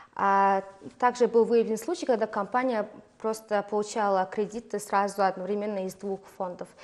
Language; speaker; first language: Russian; non-native, fluent; Mongolian